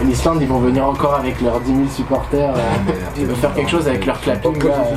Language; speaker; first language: French; native; French